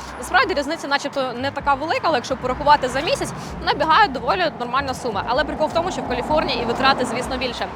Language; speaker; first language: Ukrainian; native; Ukrainian